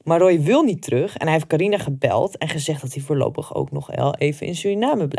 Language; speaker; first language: Dutch; native; Dutch